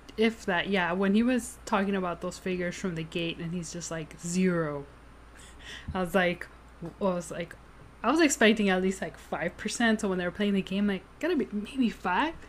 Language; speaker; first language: English; native; English